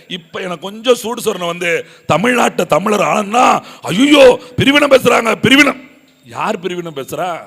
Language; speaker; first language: Tamil; native; Tamil